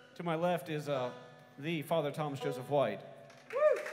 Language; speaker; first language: English; native; English